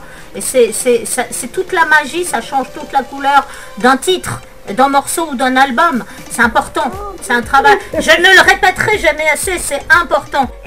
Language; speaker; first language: French; native; French